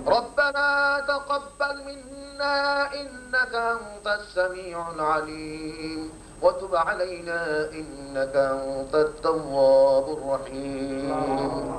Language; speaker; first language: Bangla; non-native, fluent; Urdu